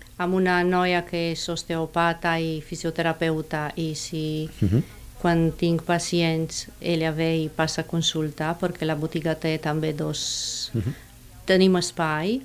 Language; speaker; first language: Catalan; non-native, fluent; Spanish